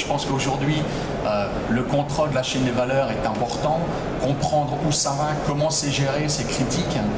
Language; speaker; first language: French; native; French